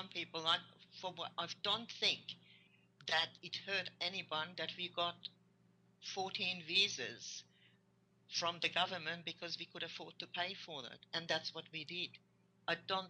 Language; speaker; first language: English; non-native, fluent; Hungarian